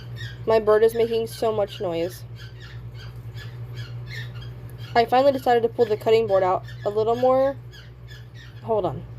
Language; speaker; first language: English; native; English